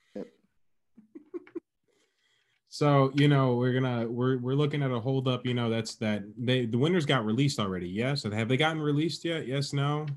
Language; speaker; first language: English; native; English